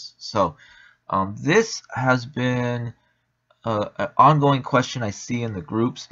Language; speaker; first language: English; native; English